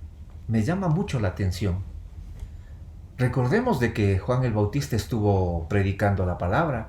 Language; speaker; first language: Spanish; native; Spanish